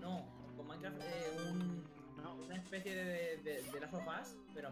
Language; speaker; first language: Spanish; native; Spanish